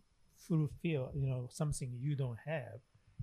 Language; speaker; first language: English; non-native, learner; Japanese